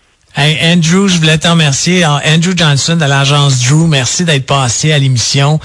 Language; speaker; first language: French; native; French